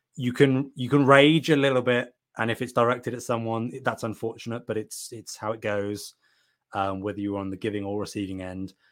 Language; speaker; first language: English; native; English